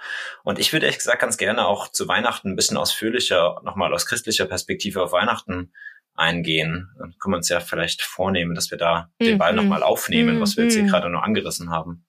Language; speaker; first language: German; native; German